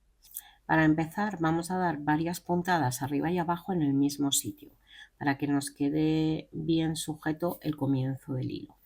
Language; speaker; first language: Spanish; native; Spanish